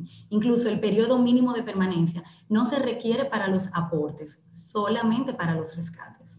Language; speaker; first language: Spanish; native; Spanish